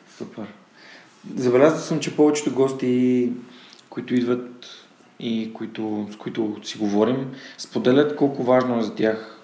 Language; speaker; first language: Bulgarian; native; Bulgarian